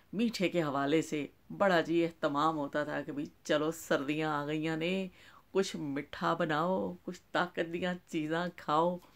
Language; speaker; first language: Urdu; non-native, local second language; Punjabi